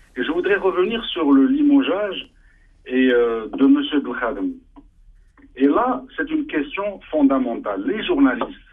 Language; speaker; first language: French; non-native, local second language; Arabic